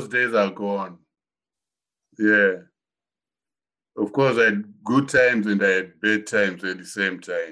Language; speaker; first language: English; non-native, local second language; Shona